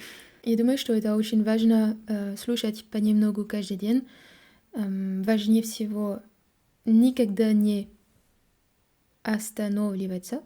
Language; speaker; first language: Russian; non-native, learner; French